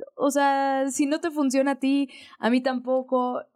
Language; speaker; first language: Spanish; native; Spanish